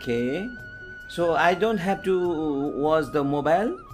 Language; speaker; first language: English; non-native, fluent; Nepali